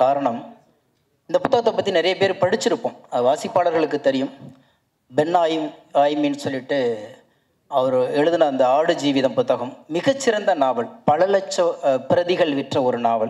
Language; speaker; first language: Tamil; native; Tamil